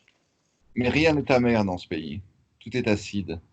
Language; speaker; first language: French; native; French